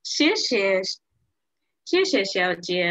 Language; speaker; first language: Chinese; non-native, learner; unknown